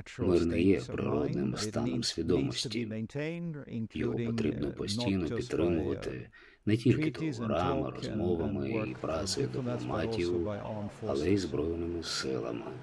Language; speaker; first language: Ukrainian; non-native, fluent; Swedish